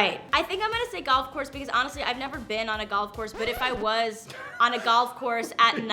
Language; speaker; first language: English; native; English